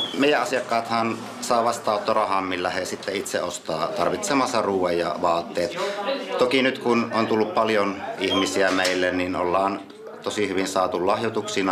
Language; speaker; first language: Finnish; native; Finnish